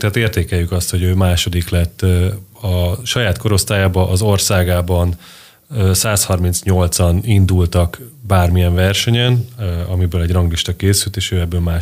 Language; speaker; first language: Hungarian; native; Hungarian